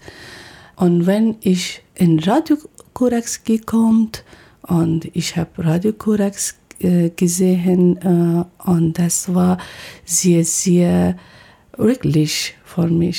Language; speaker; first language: German; non-native, learner; Persian